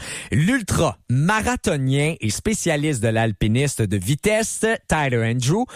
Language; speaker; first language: French; native; French